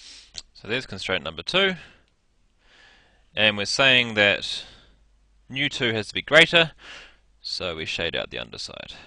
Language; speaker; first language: English; native; English